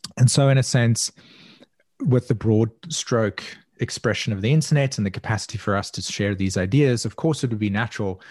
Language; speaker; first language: English; native; English